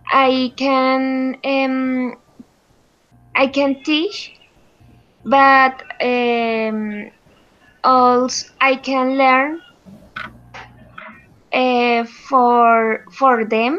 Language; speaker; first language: English; non-native, learner; Spanish